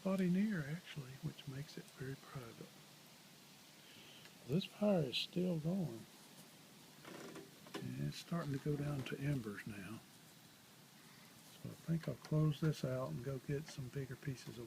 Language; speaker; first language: English; native; English